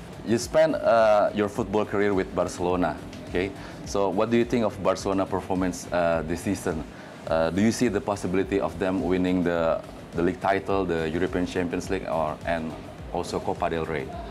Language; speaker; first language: English; non-native, fluent; Indonesian